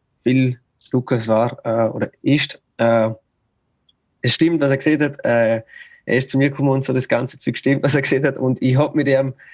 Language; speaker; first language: German; native; German